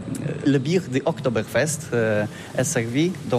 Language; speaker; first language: French; non-native, learner; Polish